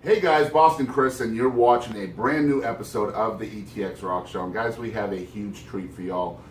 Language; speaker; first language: English; native; English